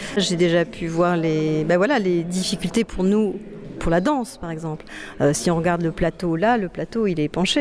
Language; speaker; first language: French; native; French